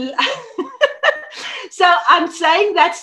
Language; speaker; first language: English; non-native, local second language; Afrikaans